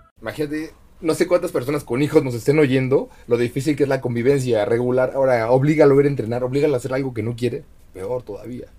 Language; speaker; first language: Spanish; native; Spanish